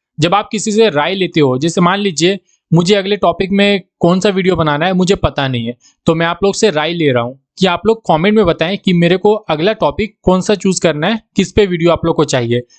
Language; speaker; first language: Hindi; native; Hindi